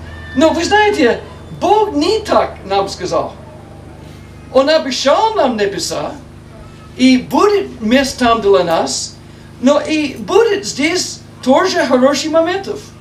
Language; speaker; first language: Russian; non-native, learner; English